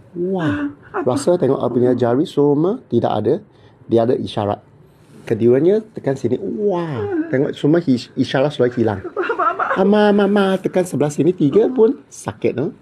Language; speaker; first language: Malay; non-native, local second language; Cantonese